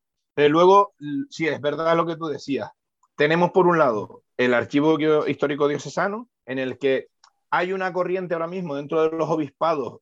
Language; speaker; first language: Spanish; native; Spanish